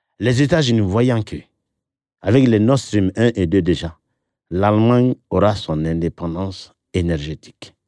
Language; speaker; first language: French; non-native, local second language; Bambara